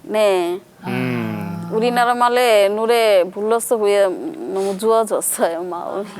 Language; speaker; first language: Korean; non-native, local second language; Bangla